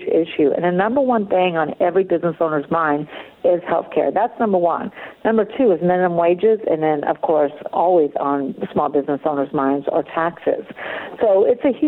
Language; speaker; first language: English; native; English